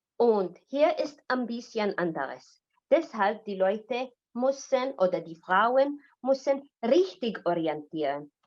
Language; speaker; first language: German; non-native, learner; Arabic